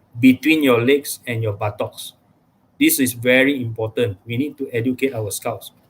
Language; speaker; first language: English; non-native, local second language; Malay